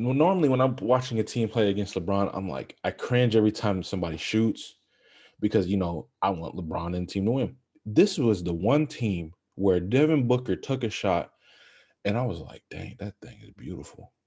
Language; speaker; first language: English; native; English